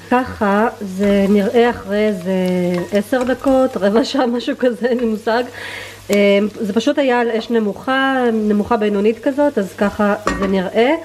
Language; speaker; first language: Hebrew; early bilingual, other home language; Russian